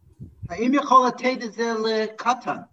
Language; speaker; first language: Hebrew; non-native, fluent; English